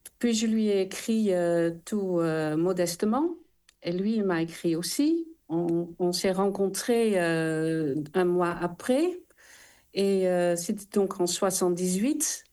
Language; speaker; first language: French; non-native, fluent; Dutch